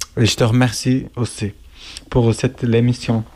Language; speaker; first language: French; non-native, learner; Kurdish